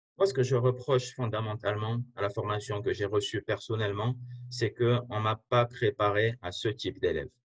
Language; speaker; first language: French; non-native, local second language; Arabic